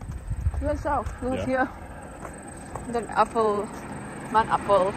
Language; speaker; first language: German; non-native, learner; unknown